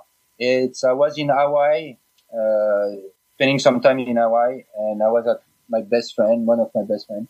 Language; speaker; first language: English; non-native, fluent; French